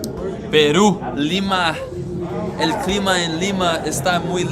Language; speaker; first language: Spanish; non-native, learner; English